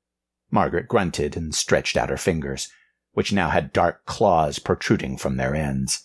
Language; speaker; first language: English; native; English